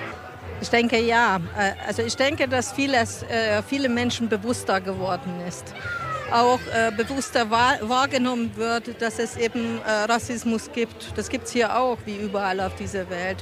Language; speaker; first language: German; non-native, fluent; Hungarian